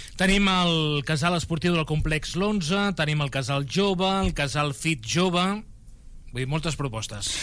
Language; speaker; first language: Catalan; native; Catalan